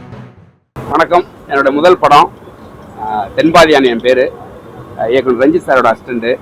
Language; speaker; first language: Tamil; native; Tamil